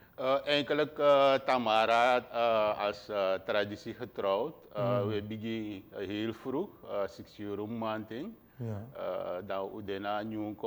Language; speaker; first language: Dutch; non-native, local second language; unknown